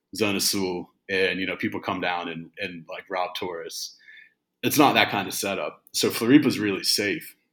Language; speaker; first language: English; native; English